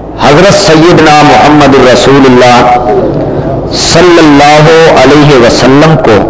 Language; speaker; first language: Urdu; non-native, local second language; Punjabi